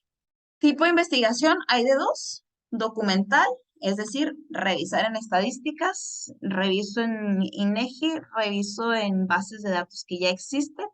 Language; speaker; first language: Spanish; native; Spanish